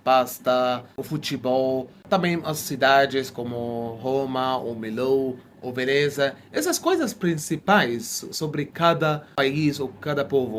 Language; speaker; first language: Portuguese; non-native, fluent; Arabic